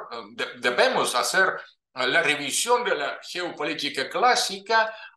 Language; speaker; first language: Spanish; non-native, fluent; Russian